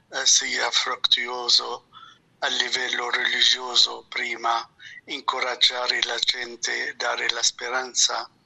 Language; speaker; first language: Italian; non-native, fluent; Arabic